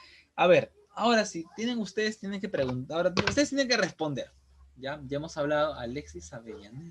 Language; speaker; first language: Spanish; native; Spanish